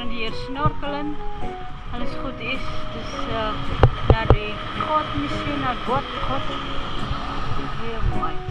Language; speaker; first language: Dutch; non-native, learner; Indonesian